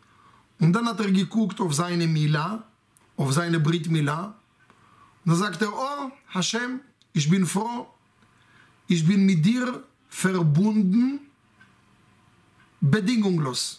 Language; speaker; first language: German; non-native, fluent; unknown